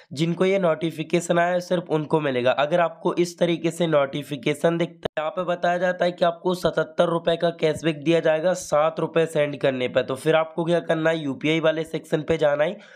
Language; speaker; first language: Hindi; native; Hindi